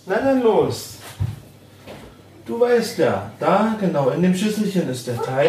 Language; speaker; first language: German; native; German